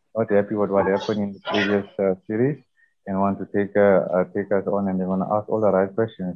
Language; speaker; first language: English; non-native, local second language; Afrikaans